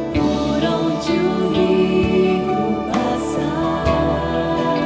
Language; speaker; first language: Portuguese; native; Portuguese